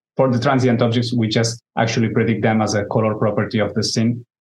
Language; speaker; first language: English; non-native, fluent; Spanish